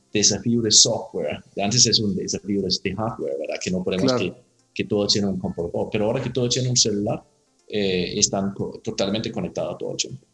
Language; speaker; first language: Spanish; non-native, learner; Danish